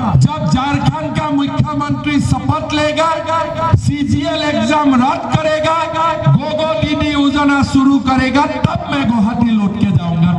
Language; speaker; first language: Hindi; non-native, local second language; Assamese